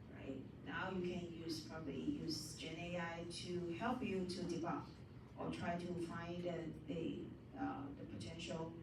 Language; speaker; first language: English; non-native, fluent; Chinese